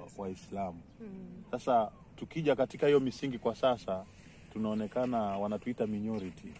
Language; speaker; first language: Swahili; non-native, local second language; Giryama